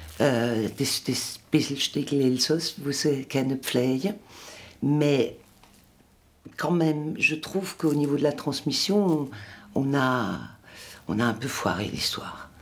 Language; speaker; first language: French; non-native, local second language; Swiss German